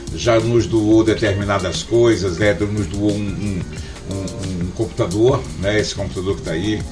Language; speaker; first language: Portuguese; native; Portuguese